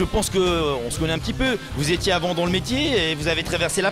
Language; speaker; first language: French; native; French